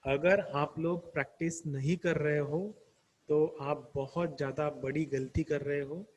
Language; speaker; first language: Hindi; non-native, local second language; Marathi